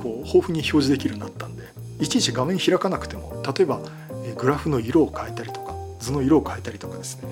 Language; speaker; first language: Japanese; native; Japanese